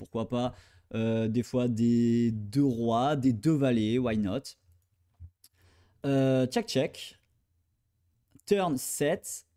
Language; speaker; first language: French; native; French